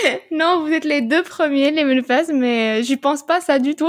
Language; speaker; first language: French; non-native, local second language; Arabic